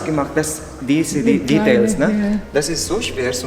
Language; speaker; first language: German; non-native, learner; Filipino